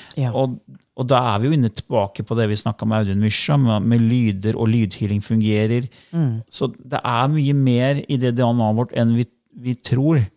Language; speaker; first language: Norwegian; native; Norwegian